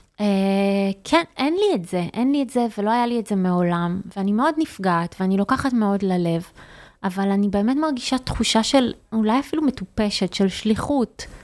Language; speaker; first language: Hebrew; native; Hebrew